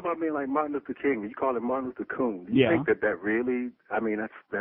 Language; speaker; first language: English; native; English